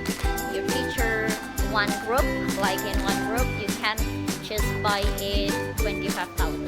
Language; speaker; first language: English; non-native, fluent; Indonesian